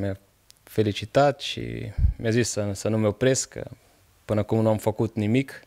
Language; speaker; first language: Romanian; non-native, fluent; Portuguese